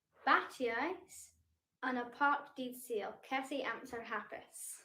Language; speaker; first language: Welsh; non-native, learner; English